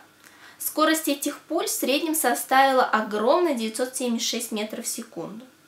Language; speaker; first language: Russian; native; Russian